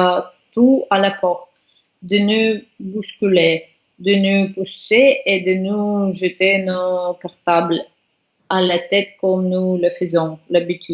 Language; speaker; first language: French; non-native, learner; Russian